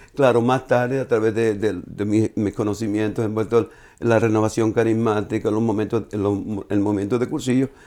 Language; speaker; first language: Spanish; native; Spanish